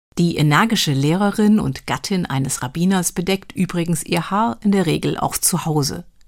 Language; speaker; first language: German; native; German